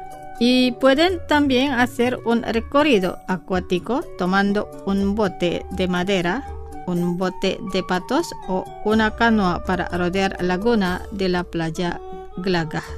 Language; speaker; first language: Spanish; non-native, fluent; Indonesian